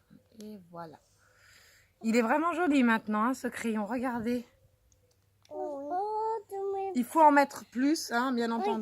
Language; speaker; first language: French; native; French